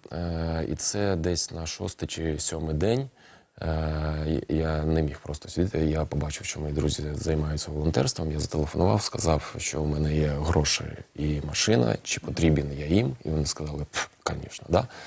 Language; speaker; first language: Ukrainian; non-native, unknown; Russian